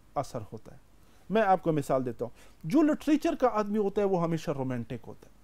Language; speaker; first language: Urdu; non-native, local second language; Pashto